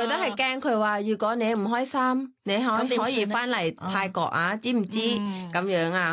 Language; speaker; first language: Cantonese; non-native, learner; Thai